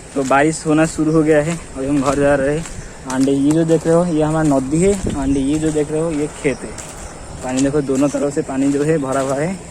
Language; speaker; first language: Hindi; non-native, local second language; Odia